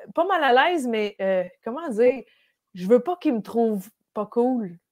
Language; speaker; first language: French; native; French